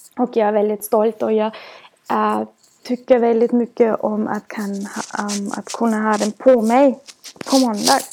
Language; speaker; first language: Swedish; non-native, fluent; German